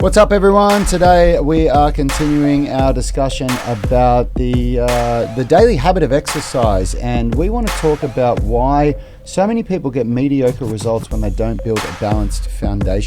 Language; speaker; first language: English; native; English